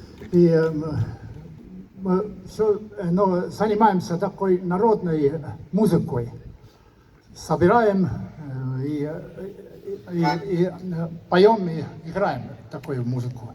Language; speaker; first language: Russian; non-native, learner; Estonian